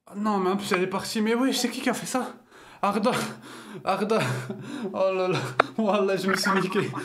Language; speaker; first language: French; native; French